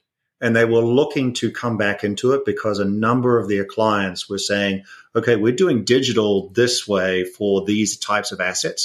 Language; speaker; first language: English; native; English